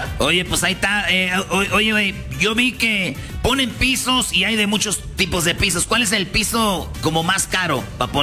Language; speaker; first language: Spanish; native; Spanish